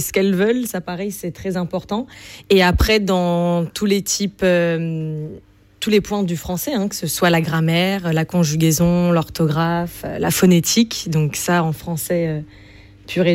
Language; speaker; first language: French; native; French